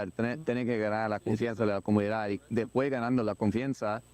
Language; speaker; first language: Spanish; non-native, learner; English